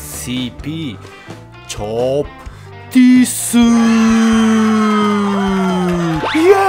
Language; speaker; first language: Thai; non-native, learner; Japanese